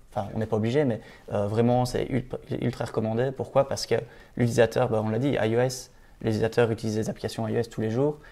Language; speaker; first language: French; native; French